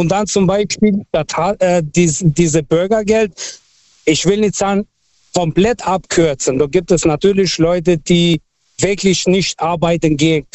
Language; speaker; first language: German; early bilingual, other home language; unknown